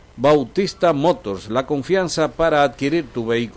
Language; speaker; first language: Spanish; native; Spanish